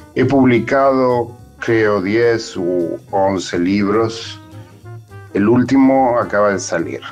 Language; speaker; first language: Spanish; native; Spanish